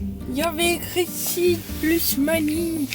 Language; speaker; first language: French; native; French